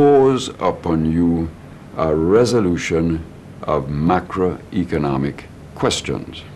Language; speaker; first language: English; native; English